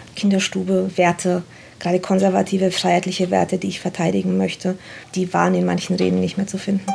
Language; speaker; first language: German; non-native, fluent; Romanian